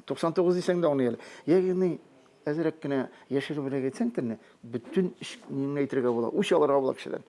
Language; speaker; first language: Tatar; native; Tatar